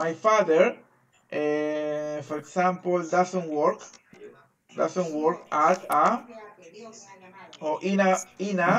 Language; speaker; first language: English; non-native, fluent; Spanish